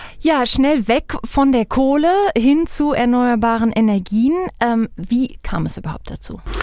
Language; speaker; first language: German; native; German